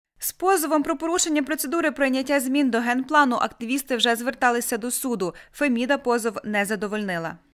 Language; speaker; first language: Ukrainian; native; Ukrainian